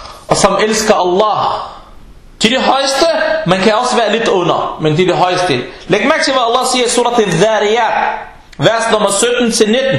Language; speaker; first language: Danish; early bilingual, other home language; Arabic